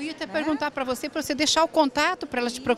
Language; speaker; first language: Portuguese; native; Portuguese